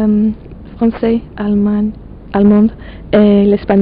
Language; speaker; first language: French; non-native, learner; English